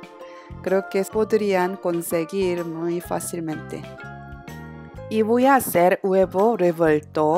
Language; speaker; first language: Spanish; non-native, learner; Korean